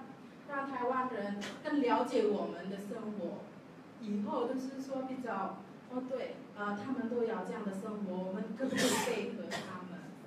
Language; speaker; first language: Chinese; non-native, learner; Javanese